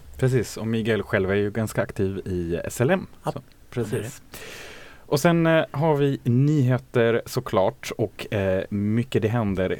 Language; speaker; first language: Swedish; native; Swedish